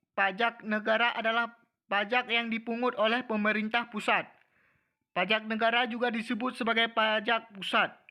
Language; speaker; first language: Malay; native; Malay